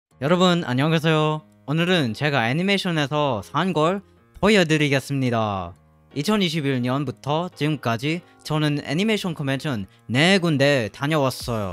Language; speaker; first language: Korean; non-native, learner; English